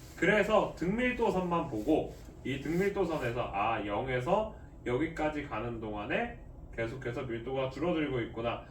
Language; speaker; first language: Korean; native; Korean